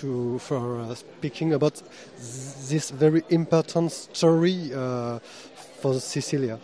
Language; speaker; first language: English; non-native, fluent; French